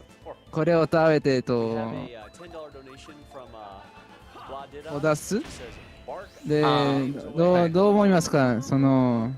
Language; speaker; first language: Japanese; non-native, learner; Spanish